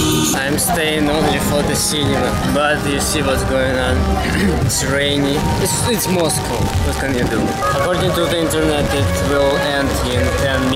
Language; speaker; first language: English; non-native, learner; Russian